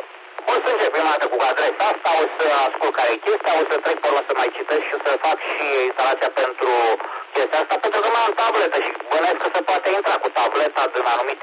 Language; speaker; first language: Romanian; native; Romanian